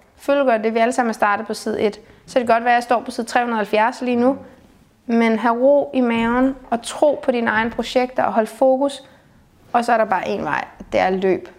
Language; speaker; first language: Danish; native; Danish